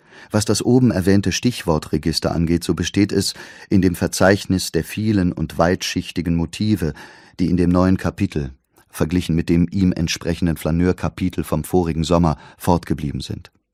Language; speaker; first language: German; native; German